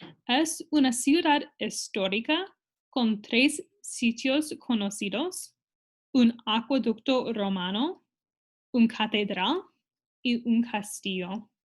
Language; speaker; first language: Spanish; non-native, fluent; English